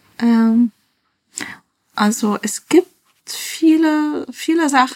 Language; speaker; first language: German; non-native, learner; Arabic